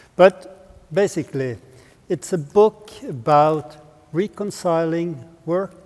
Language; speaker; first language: English; non-native, fluent; Norwegian